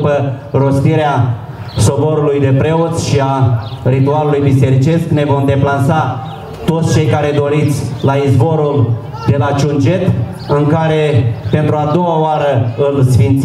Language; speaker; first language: Romanian; native; Romanian